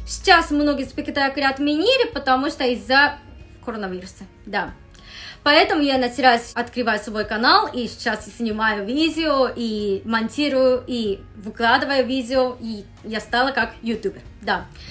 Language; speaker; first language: Russian; non-native, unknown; Japanese